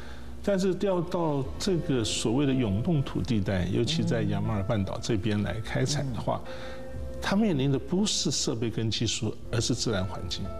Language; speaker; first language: Chinese; native; Chinese